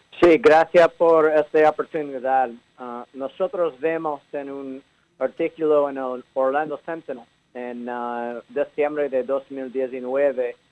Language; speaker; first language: Spanish; early bilingual, heritage; English